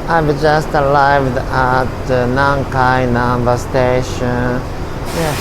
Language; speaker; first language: English; non-native, learner; Japanese